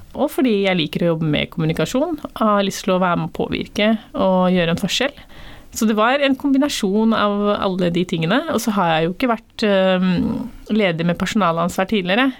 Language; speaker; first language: Norwegian; early bilingual, other home language; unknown